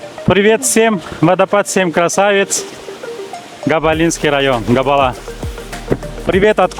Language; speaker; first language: Russian; native; Russian